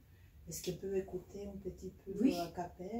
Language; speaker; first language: French; non-native, fluent; Spanish